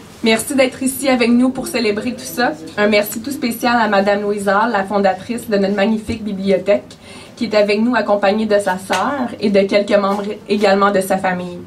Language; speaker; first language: French; native; French